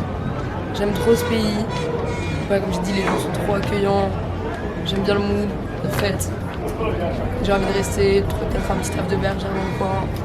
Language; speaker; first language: French; native; French